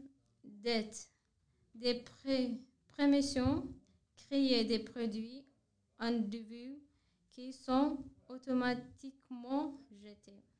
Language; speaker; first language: French; non-native, learner; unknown